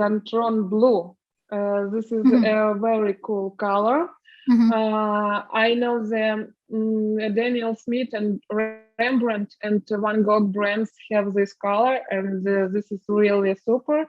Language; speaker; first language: English; non-native, learner; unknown